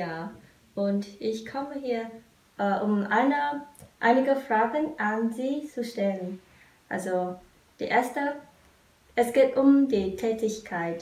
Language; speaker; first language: German; non-native, fluent; Vietnamese